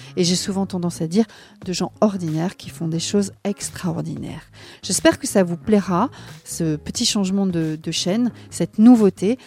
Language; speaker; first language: French; native; French